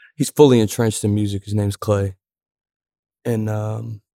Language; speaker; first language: English; native; English